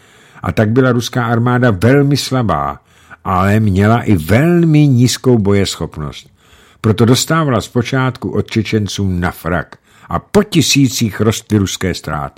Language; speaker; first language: Czech; native; Czech